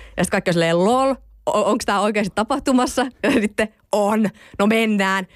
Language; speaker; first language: Finnish; native; Finnish